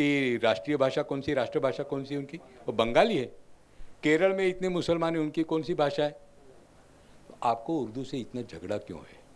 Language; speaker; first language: Hindi; non-native, local second language; Marathi